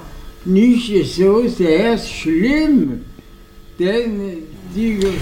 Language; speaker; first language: German; non-native, local second language; Swiss German